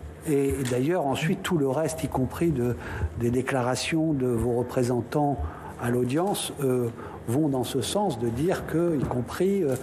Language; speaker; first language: French; native; French